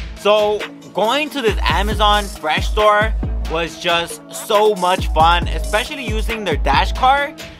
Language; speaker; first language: English; early bilingual, other home language; Spanish